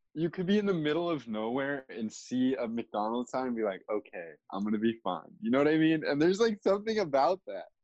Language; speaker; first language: English; native; English